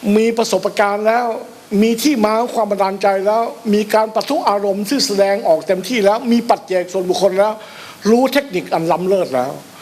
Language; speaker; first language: Thai; native; Thai